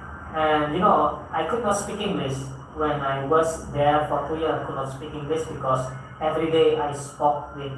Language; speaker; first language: English; non-native, fluent; Indonesian